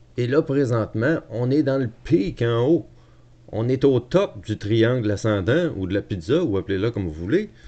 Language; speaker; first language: French; native; French